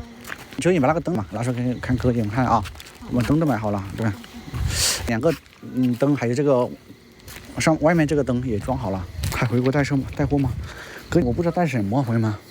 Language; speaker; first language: Chinese; native; Chinese